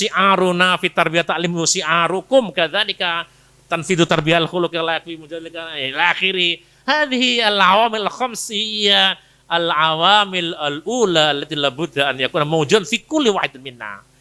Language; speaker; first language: Arabic; non-native, fluent; Indonesian